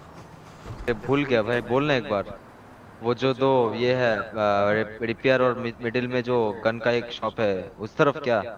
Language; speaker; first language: Hindi; native; Hindi